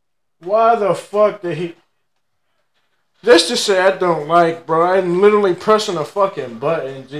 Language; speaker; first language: English; native; English